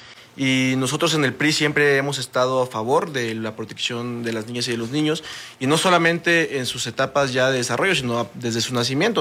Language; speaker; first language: Spanish; native; Spanish